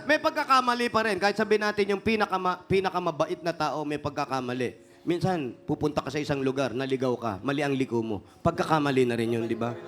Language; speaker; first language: Filipino; native; Filipino